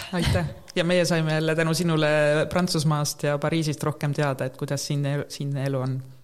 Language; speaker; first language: Estonian; native; Estonian